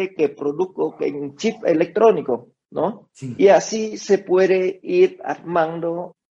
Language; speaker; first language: Spanish; non-native, fluent; Vietnamese